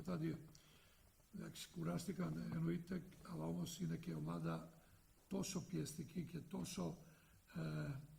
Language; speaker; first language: Greek; non-native, fluent; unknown